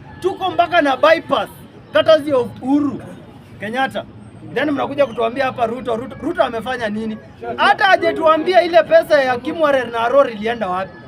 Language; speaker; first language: Swahili; non-native, local second language; Kalenjin